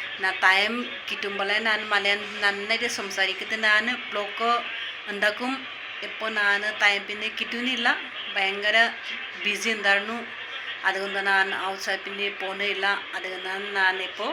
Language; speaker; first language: Malayalam; non-native, learner; Bodo